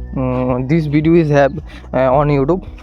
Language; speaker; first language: English; non-native, learner; Hindi